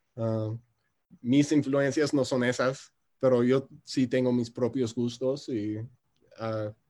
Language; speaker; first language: Spanish; non-native, fluent; English